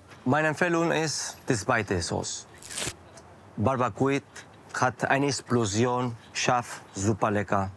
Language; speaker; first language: German; non-native, learner; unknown